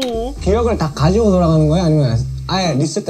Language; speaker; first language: Korean; native; Korean